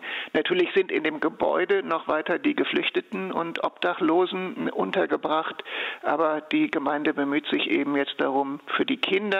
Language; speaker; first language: German; native; German